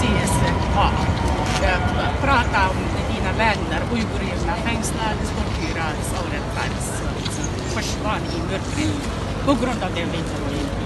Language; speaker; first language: Swedish; non-native, learner; Uyghur